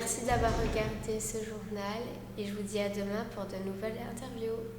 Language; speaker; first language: French; native; French